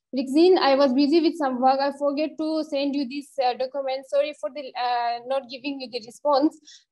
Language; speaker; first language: Hindi; native; Hindi